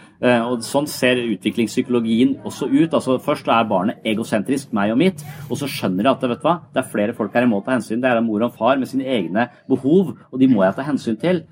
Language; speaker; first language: Norwegian; native; Norwegian